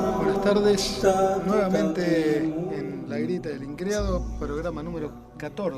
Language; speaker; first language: Spanish; native; Spanish